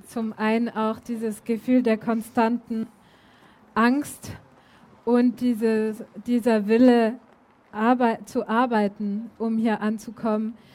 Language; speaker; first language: German; native; German